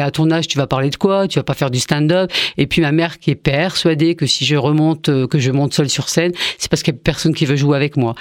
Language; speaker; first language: French; early bilingual, other home language; Arabic